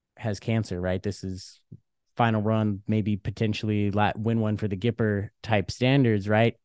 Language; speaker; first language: English; early bilingual, other home language; Dutch